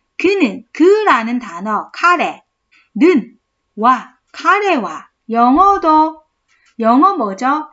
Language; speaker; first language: Korean; native; Korean